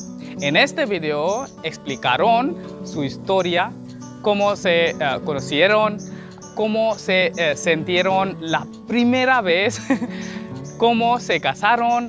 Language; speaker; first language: Spanish; non-native, learner; Hindi